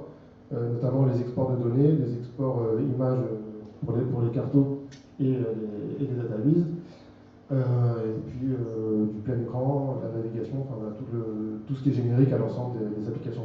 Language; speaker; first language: French; native; French